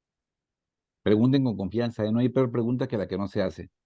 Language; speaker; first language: Spanish; native; Spanish